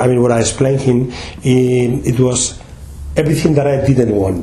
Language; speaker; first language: English; non-native, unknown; Spanish